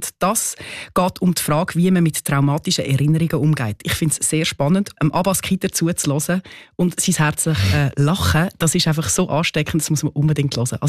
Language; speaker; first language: German; native; German